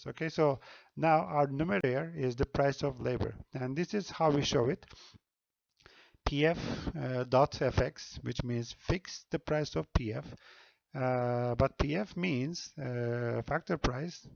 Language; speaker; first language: English; non-native, fluent; Turkish